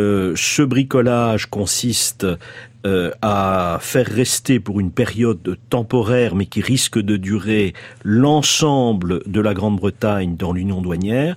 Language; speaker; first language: French; native; French